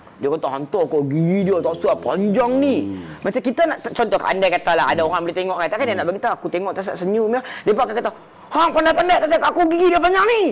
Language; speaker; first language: Malay; native; Malay